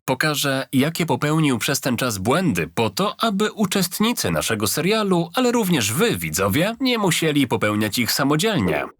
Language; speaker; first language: Polish; native; Polish